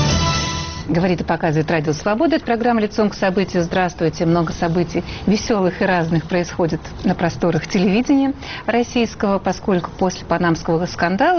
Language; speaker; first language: Russian; native; Russian